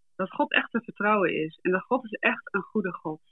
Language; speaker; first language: Dutch; native; Dutch